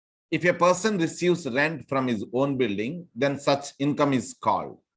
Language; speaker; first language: English; non-native, local second language; Telugu